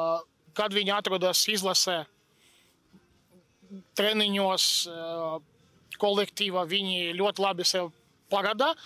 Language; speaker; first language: Latvian; non-native, local second language; Russian